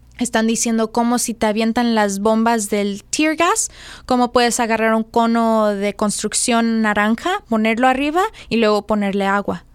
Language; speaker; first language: Spanish; early bilingual, heritage; Spanish